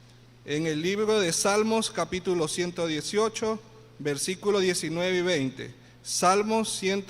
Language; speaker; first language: Spanish; native; Spanish